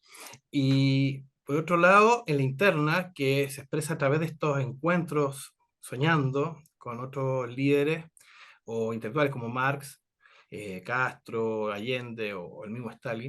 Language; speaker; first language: Spanish; native; Spanish